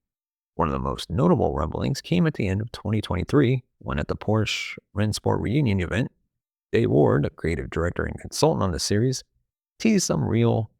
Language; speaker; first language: English; native; English